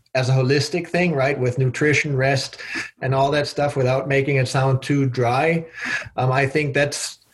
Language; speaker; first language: English; non-native, fluent; German